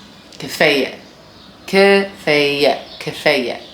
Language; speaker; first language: Arabic; non-native, learner; English